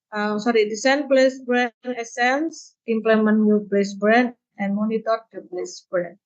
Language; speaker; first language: English; non-native, learner; Indonesian